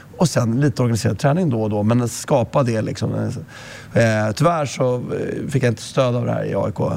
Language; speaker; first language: Swedish; native; Swedish